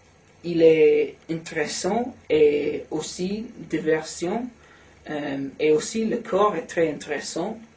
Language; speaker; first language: French; non-native, learner; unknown